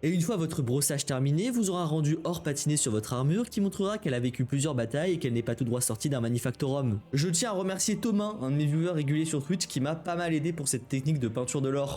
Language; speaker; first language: French; native; French